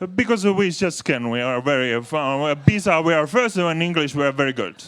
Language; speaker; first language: English; non-native, learner; Estonian